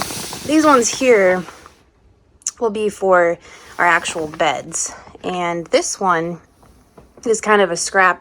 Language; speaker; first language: English; native; English